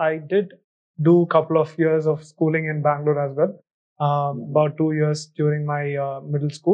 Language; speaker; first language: English; non-native, local second language; Tamil